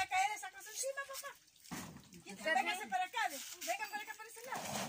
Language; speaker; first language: Spanish; native; Spanish